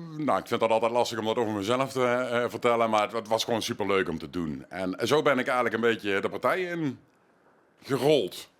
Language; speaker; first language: Dutch; native; Dutch